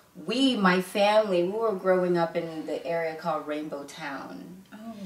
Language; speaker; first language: English; early bilingual, other home language; Igbo